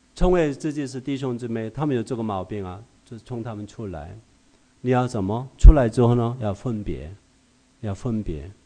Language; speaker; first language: Chinese; non-native, fluent; Korean